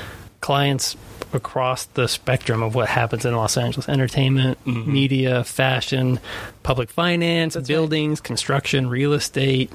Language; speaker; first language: English; native; English